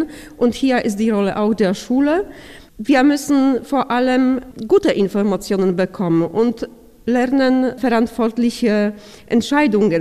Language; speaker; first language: German; non-native, fluent; Polish